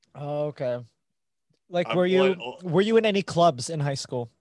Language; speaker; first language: English; early bilingual, other home language; Filipino